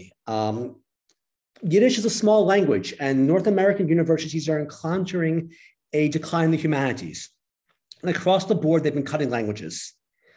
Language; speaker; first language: English; native; English